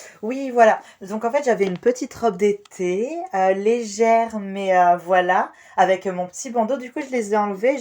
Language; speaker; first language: French; native; French